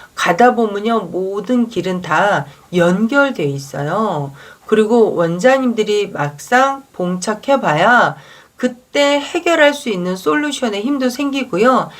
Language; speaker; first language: Korean; native; Korean